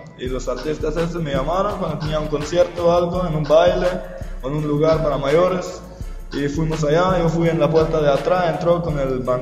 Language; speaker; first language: Spanish; non-native, learner; Norwegian